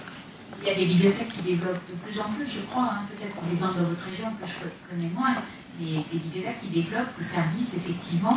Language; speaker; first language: French; native; French